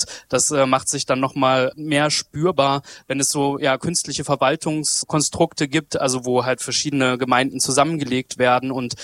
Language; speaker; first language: German; native; German